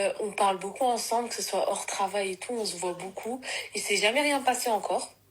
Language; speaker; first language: French; early bilingual, other home language; Arabic